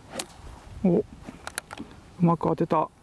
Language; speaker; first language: Japanese; native; Japanese